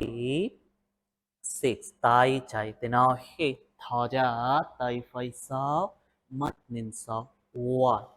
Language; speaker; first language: Vietnamese; non-native, learner; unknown